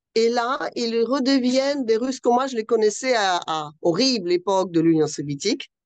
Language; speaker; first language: French; non-native, fluent; Russian